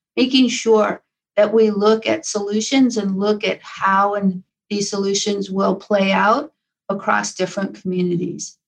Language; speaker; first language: English; native; English